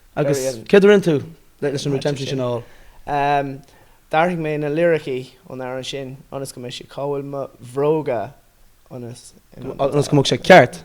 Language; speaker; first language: Irish; non-native, local second language; English